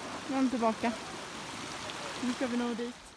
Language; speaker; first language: Swedish; native; Swedish